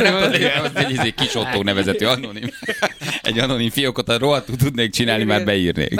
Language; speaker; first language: Hungarian; native; Hungarian